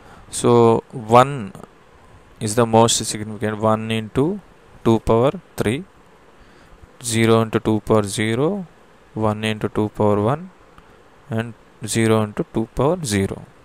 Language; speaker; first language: English; non-native, local second language; Telugu